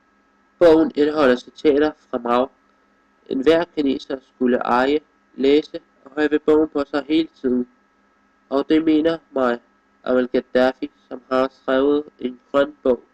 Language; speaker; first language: Danish; non-native, fluent; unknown